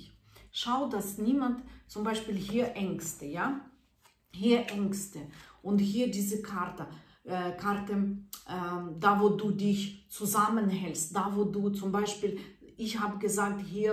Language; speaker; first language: German; non-native, fluent; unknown